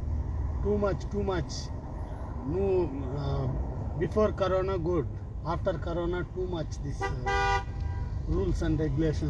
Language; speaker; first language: English; non-native, learner; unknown